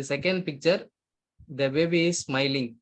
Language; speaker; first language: English; non-native, learner; Tamil